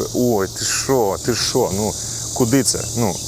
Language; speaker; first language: Ukrainian; non-native, local second language; Russian